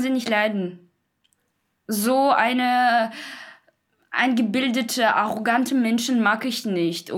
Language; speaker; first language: German; non-native, fluent; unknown